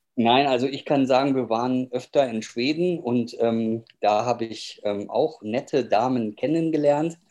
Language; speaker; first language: German; native; German